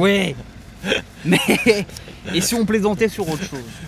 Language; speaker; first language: French; native; French